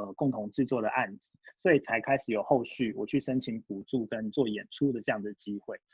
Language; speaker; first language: Chinese; early bilingual, heritage; Japanese